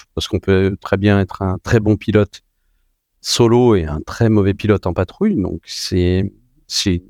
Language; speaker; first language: French; native; French